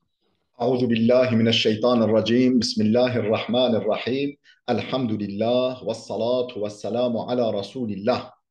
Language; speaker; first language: Arabic; non-native, fluent; Kurdish